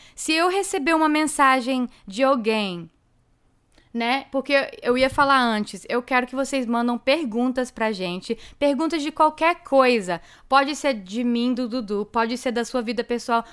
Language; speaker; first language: Portuguese; early bilingual, heritage; English